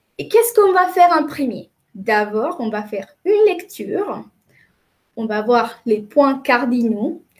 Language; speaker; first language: French; non-native, fluent; Spanish